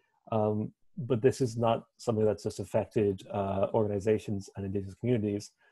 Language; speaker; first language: English; native; English